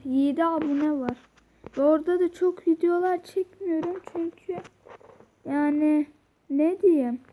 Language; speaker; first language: Turkish; early bilingual, heritage; Turkish